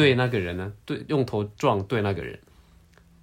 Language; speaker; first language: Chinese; non-native, learner; Japanese